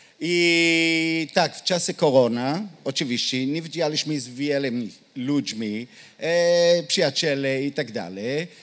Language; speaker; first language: Polish; non-native, learner; Hebrew